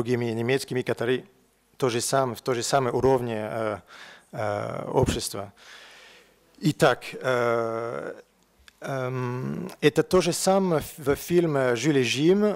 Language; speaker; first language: Russian; non-native, learner; French